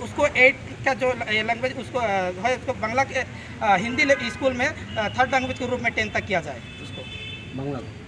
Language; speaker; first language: Hindi; non-native, local second language; Sadri